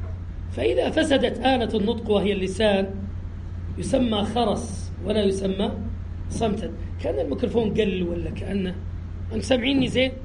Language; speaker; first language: Arabic; native; Arabic